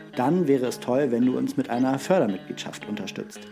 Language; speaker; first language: German; native; German